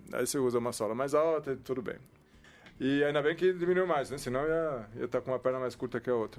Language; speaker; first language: Portuguese; non-native, fluent; German